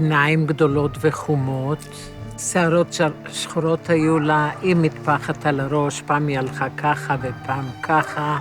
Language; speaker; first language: Hebrew; early bilingual, other home language; Romany